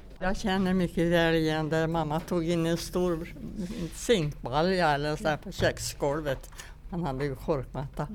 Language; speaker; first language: Swedish; native; Swedish